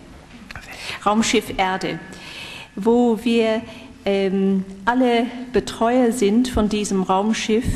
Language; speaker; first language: German; non-native, fluent; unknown